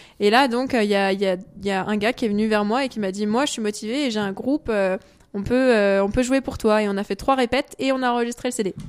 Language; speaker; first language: French; native; French